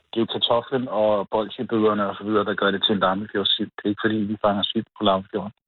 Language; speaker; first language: Danish; native; Danish